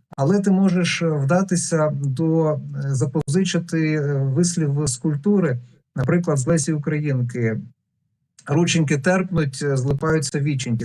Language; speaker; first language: Ukrainian; non-native, local second language; Russian